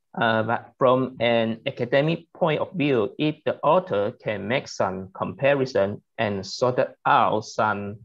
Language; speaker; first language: English; non-native, learner; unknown